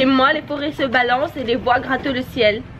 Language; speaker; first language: French; native; French